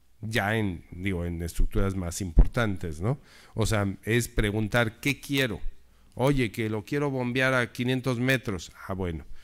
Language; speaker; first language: Spanish; native; Spanish